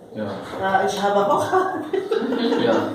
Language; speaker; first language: German; non-native, learner; Arabic